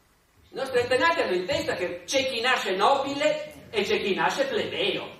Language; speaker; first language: Italian; native; Italian